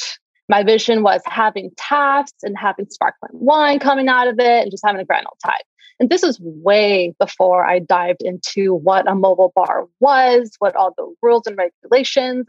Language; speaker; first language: English; native; English